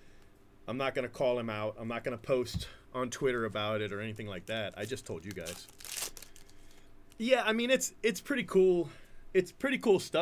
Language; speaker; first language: English; native; English